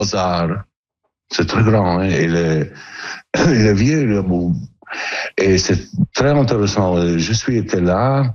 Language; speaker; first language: French; non-native, learner; Italian